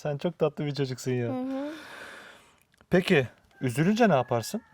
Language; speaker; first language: Turkish; native; Turkish